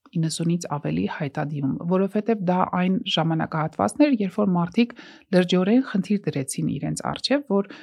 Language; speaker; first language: Armenian; native; Armenian